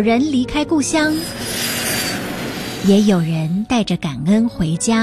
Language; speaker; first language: Chinese; native; Chinese